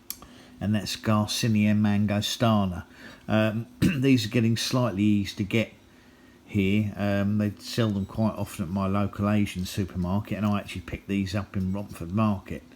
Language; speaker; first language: English; native; English